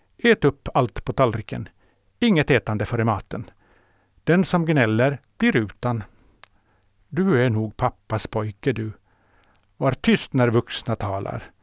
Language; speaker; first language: Swedish; native; Swedish